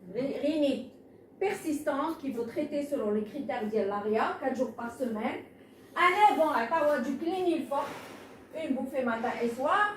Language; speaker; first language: French; non-native, local second language; Arabic